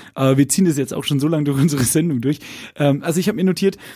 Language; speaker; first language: German; native; German